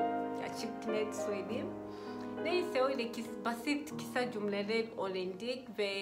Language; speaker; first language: Turkish; non-native, fluent; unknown